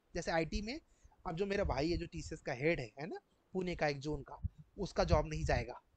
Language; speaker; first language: Hindi; native; Hindi